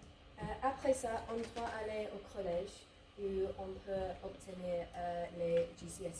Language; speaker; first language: French; non-native, learner; English